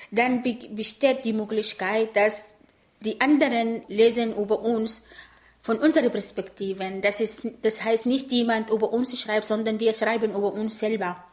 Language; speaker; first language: German; non-native, fluent; Arabic